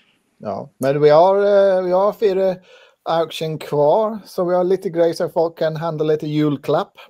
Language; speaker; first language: Swedish; non-native, fluent; English